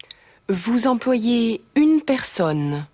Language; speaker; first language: French; non-native, fluent; German